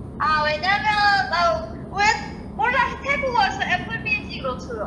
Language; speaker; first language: Korean; non-native, fluent; Thai